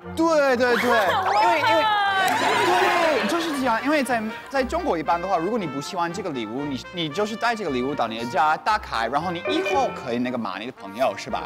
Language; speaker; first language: Chinese; non-native, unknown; English